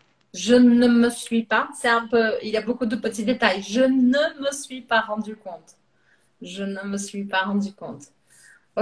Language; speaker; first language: French; non-native, fluent; Portuguese